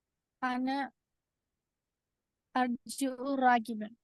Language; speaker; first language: Arabic; non-native, learner; Tamil